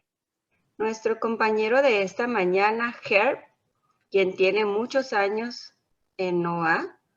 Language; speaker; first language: Spanish; native; Spanish